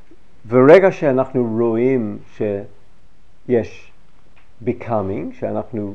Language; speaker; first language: Hebrew; non-native, fluent; English